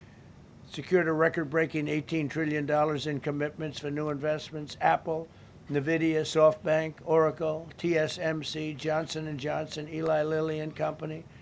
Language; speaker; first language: English; native; English